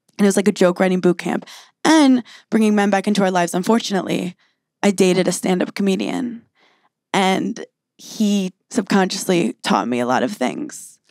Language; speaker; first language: English; native; English